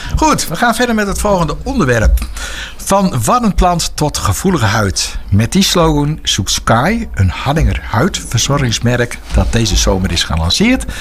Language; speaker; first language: Dutch; native; Dutch